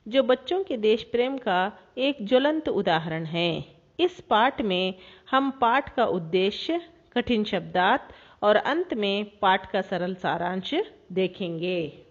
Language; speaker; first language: Hindi; non-native, local second language; Kannada